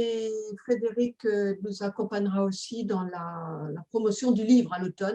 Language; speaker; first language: French; native; French